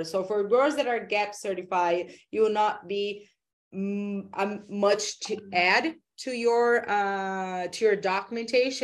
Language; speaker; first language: English; non-native, fluent; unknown